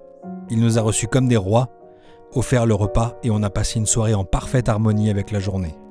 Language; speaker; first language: French; native; French